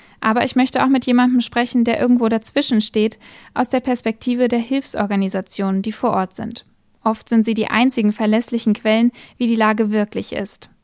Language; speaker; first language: German; native; German